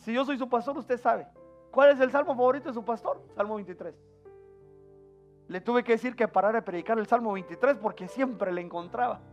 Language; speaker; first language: Spanish; native; Spanish